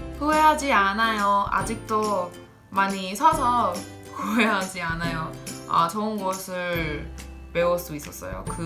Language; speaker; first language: Korean; non-native, learner; English